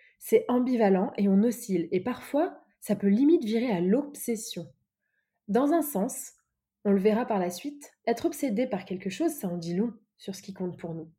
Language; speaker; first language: French; native; French